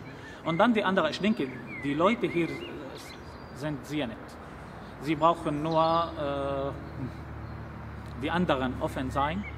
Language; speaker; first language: German; non-native, learner; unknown